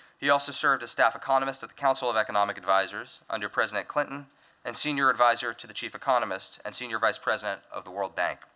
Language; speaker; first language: English; native; English